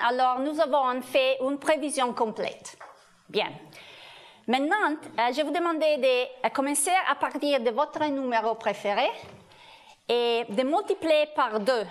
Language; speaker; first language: French; non-native, learner; Italian